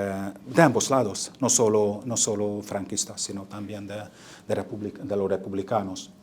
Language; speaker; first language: Spanish; non-native, fluent; Hungarian